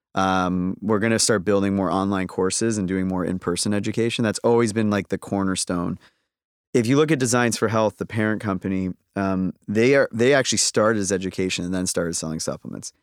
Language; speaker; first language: English; native; English